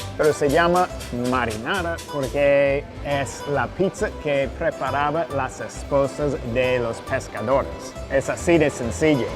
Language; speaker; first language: Spanish; non-native, fluent; English